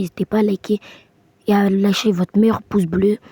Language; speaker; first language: French; native; French